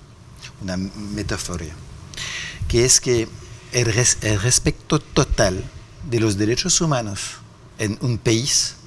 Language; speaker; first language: Spanish; non-native, fluent; French